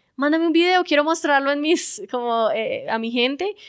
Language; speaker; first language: Spanish; native; Spanish